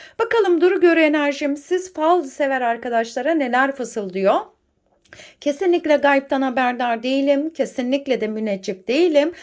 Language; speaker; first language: Turkish; native; Turkish